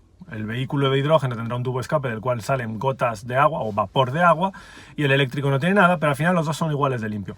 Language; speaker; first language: Spanish; native; Spanish